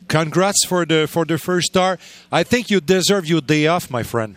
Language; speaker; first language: English; non-native, fluent; French